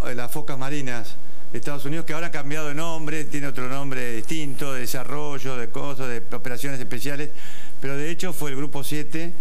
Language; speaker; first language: Spanish; native; Spanish